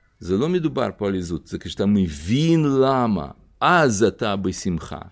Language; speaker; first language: Hebrew; non-native, fluent; Russian